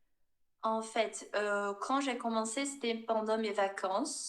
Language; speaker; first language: French; non-native, fluent; Portuguese